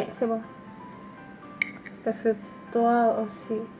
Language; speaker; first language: French; non-native, learner; Indonesian